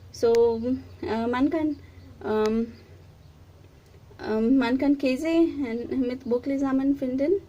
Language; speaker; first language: German; non-native, learner; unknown